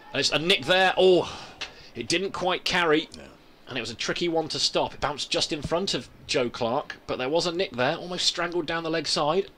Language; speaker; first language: English; native; English